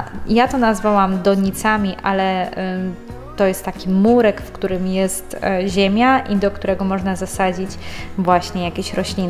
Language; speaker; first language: Polish; native; Polish